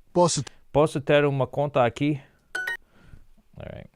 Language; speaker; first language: Portuguese; non-native, learner; English